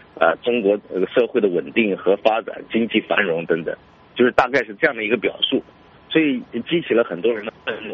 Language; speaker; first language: Chinese; native; Chinese